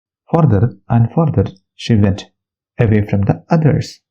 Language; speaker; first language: English; non-native, local second language; Malayalam